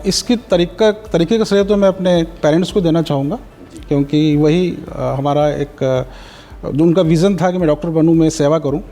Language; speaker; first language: Hindi; native; Hindi